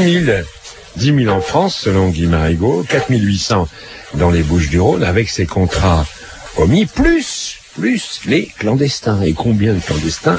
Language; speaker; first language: French; native; French